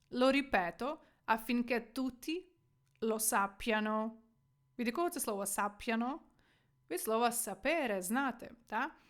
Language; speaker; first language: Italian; non-native, fluent; Ukrainian